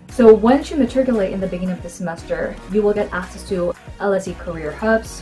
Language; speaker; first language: English; non-native, fluent; Korean